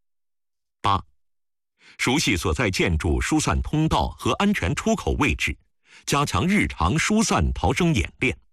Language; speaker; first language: Chinese; native; Chinese